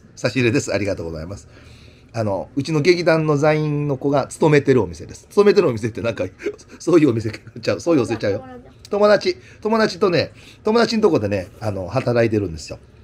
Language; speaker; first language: Japanese; native; Japanese